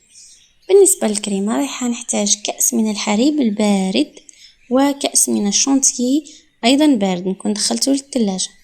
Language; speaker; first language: Arabic; native; Arabic